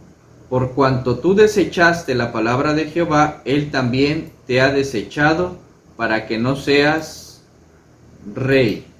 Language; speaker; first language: Spanish; native; Spanish